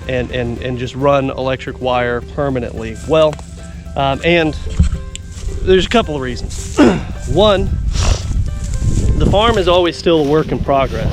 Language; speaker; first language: English; native; English